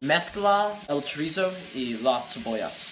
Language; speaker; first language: Spanish; non-native, learner; English